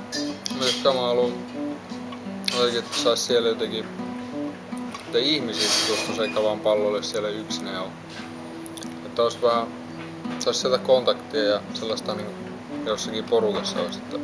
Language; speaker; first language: Finnish; native; Finnish